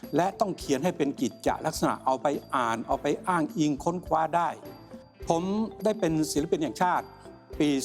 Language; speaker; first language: Thai; native; Thai